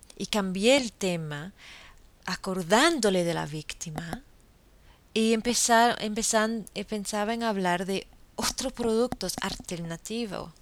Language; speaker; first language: Spanish; non-native, fluent; English